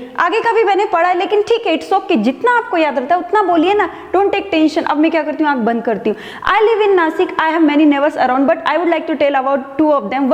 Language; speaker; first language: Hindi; non-native, local second language; Marathi